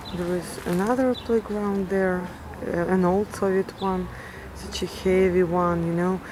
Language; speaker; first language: English; non-native, fluent; Russian